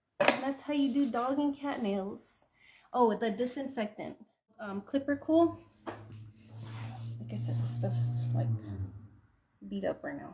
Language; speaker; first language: English; native; English